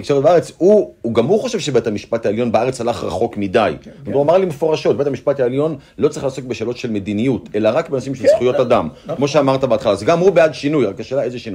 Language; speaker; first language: Hebrew; native; Hebrew